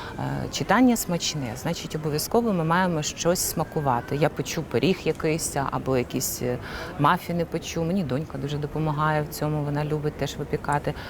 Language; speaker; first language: Ukrainian; non-native, local second language; Russian